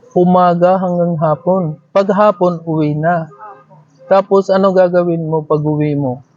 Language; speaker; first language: Filipino; non-native, learner; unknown